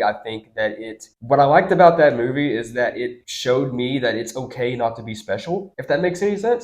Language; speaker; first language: English; native; English